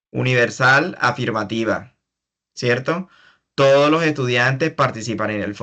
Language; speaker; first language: Spanish; native; Spanish